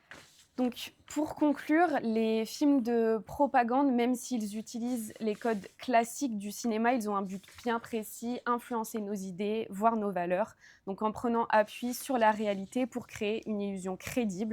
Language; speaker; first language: French; native; French